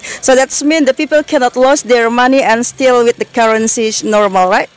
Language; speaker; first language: English; non-native, learner; Indonesian